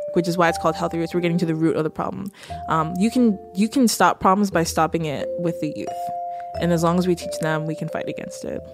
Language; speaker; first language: English; native; English